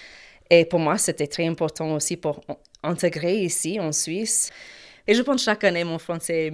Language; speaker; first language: French; non-native, learner; English